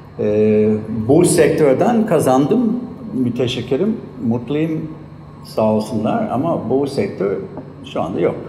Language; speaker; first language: Turkish; non-native, fluent; English